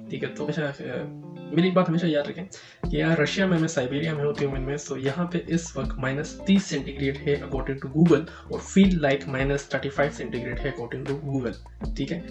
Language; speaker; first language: Urdu; native; Urdu